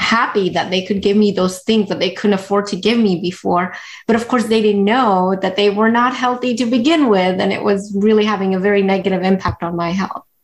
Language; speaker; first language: English; early bilingual, other home language; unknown